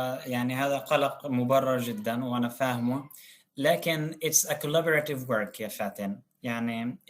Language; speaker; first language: Arabic; native; Arabic